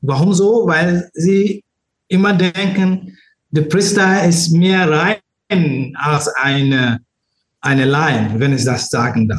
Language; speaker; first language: German; non-native, learner; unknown